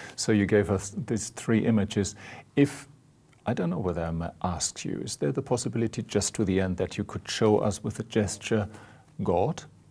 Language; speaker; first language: English; non-native, fluent; German